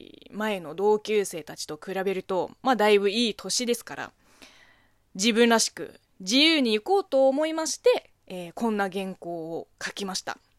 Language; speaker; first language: Japanese; non-native, fluent; Chinese